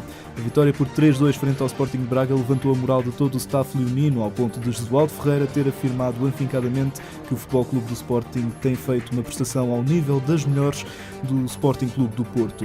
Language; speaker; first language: Portuguese; native; Portuguese